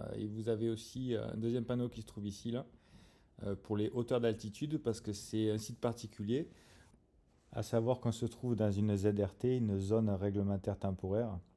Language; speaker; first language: French; native; French